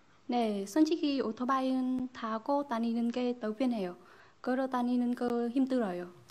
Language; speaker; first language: Korean; non-native, fluent; Vietnamese